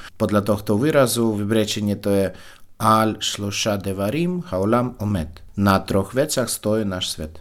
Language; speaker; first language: Slovak; non-native, fluent; Russian